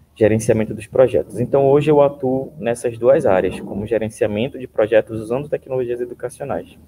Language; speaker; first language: Portuguese; native; Portuguese